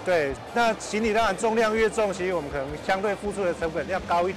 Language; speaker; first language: Chinese; native; Chinese